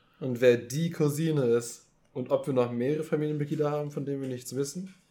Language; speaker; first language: German; early bilingual, other home language; Polish